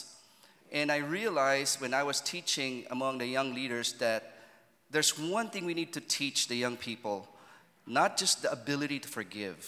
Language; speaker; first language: English; non-native, local second language; Filipino